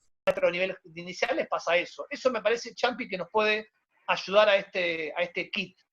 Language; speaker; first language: Spanish; native; Spanish